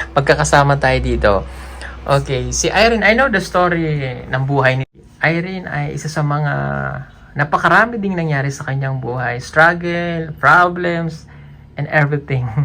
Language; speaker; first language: Filipino; non-native, local second language; Cebuano